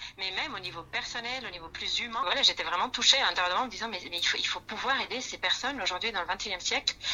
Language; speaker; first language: French; non-native, fluent; Spanish